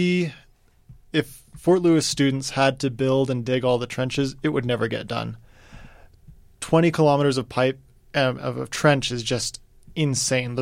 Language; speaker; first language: English; native; English